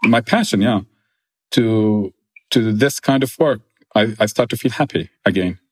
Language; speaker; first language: English; non-native, fluent; Arabic